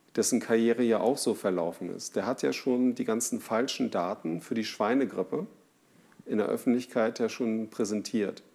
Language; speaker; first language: German; native; German